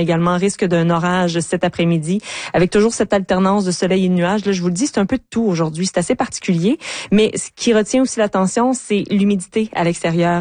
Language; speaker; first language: French; native; French